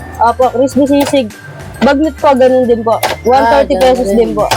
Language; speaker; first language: Filipino; native; Filipino